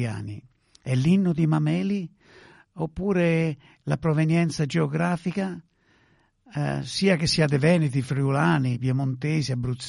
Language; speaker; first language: Italian; native; Italian